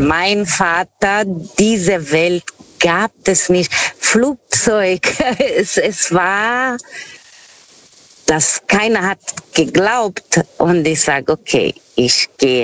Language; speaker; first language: German; non-native, learner; Portuguese